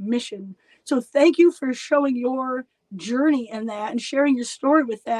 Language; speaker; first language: English; native; English